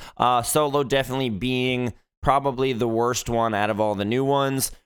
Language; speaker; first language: English; native; English